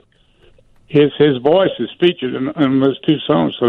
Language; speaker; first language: English; native; English